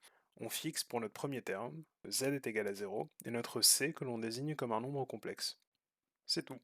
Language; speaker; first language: French; native; French